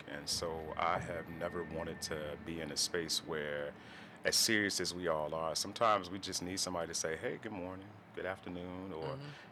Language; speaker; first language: English; native; English